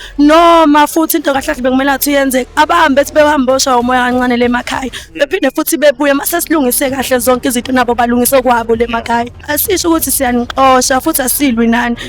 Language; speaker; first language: Zulu; native; Zulu